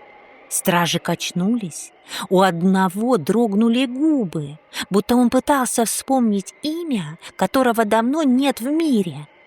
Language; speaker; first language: Russian; native; Russian